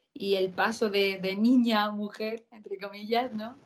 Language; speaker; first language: Spanish; native; Spanish